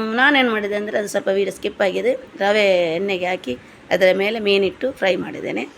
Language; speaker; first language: Kannada; non-native, local second language; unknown